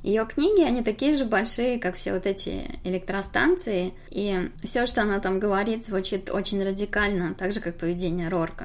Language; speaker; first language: Russian; native; Russian